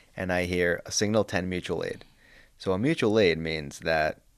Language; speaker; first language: English; native; English